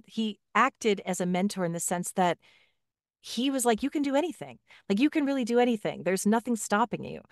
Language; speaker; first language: English; native; English